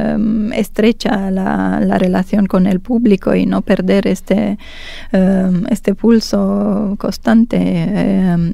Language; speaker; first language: Spanish; non-native, fluent; Romanian